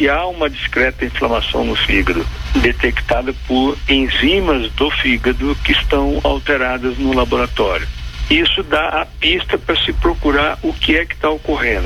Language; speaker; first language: Portuguese; native; Portuguese